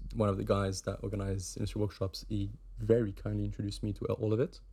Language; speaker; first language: English; non-native, fluent; German